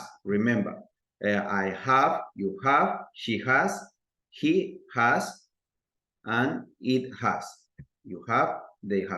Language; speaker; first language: English; non-native, learner; Spanish